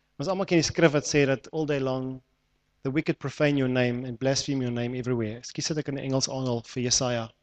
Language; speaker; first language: Afrikaans; native; Afrikaans